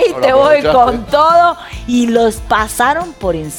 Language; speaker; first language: Spanish; native; Spanish